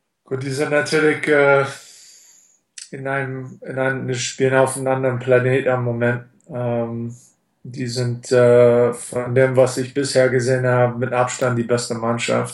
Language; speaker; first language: German; non-native, fluent; English